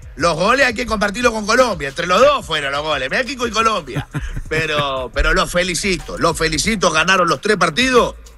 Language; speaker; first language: Spanish; native; Spanish